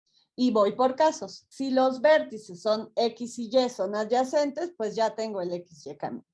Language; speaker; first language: Spanish; native; Spanish